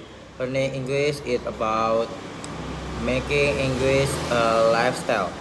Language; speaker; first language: English; non-native, learner; Indonesian